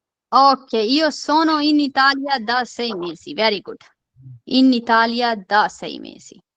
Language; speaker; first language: Italian; non-native, fluent; Urdu